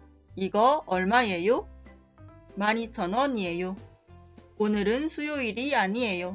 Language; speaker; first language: Korean; non-native, fluent; Spanish